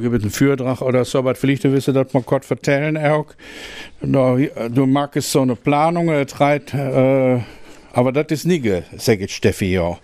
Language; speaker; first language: German; native; German